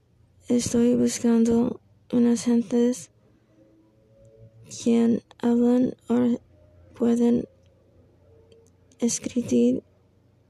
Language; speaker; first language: Spanish; non-native, learner; English